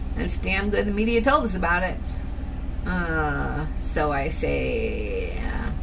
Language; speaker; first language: English; native; English